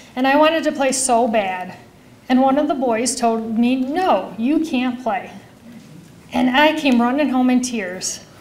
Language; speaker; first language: English; native; English